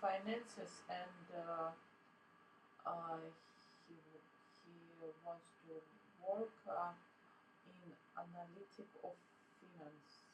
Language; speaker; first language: English; non-native, learner; Russian